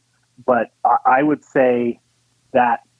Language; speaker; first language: English; native; English